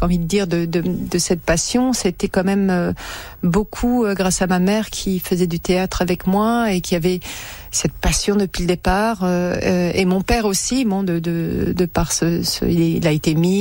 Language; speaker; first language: French; native; French